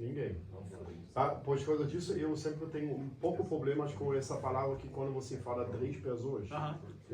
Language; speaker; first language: Portuguese; non-native, learner; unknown